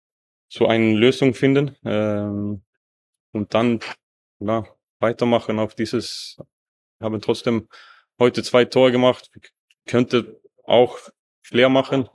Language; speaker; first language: German; non-native, learner; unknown